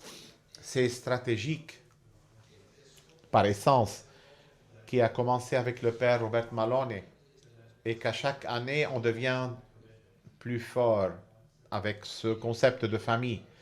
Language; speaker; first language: French; non-native, fluent; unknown